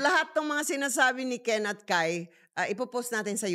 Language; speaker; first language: Filipino; native; Filipino